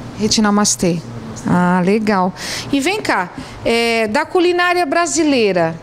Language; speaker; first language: Portuguese; native; Portuguese